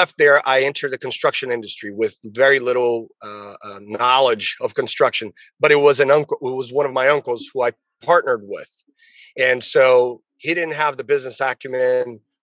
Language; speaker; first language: English; early bilingual, other home language; Portuguese